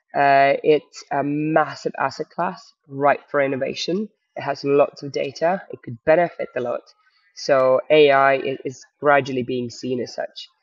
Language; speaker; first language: English; non-native, fluent; Estonian